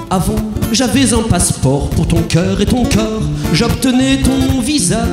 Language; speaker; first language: French; native; French